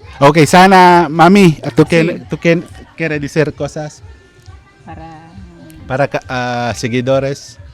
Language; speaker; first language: Spanish; non-native, learner; Filipino